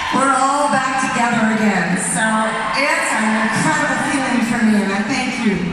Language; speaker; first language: English; native; English